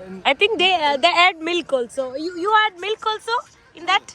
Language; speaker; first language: English; non-native, local second language; Malayalam